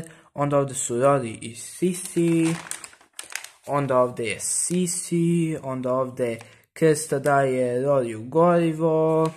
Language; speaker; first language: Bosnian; early bilingual, heritage; Bosnian